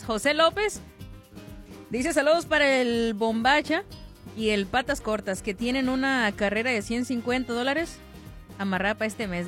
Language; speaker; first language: Spanish; native; Spanish